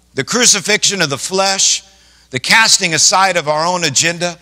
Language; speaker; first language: English; native; English